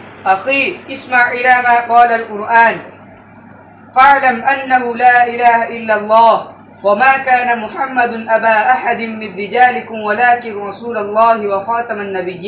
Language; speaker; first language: Arabic; non-native, learner; Urdu